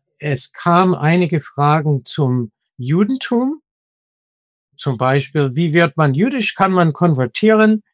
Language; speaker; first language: German; non-native, fluent; English